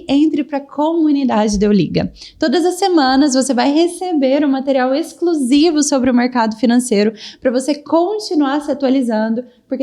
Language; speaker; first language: Portuguese; native; Portuguese